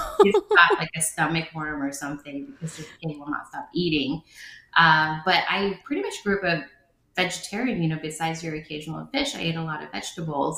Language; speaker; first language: English; early bilingual, other home language; Vietnamese